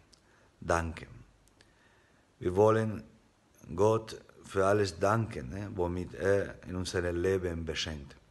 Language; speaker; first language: German; non-native, fluent; Spanish